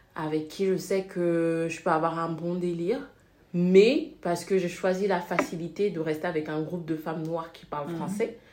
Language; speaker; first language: French; non-native, local second language; Wolof